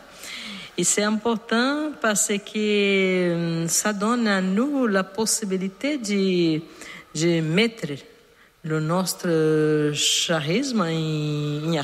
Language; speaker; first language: French; non-native, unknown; Portuguese